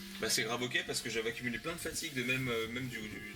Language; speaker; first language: French; native; French